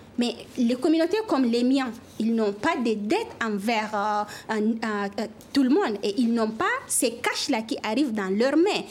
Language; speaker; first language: French; non-native, local second language; Fula